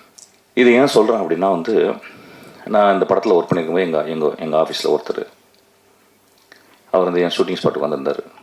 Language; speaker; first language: Tamil; native; Tamil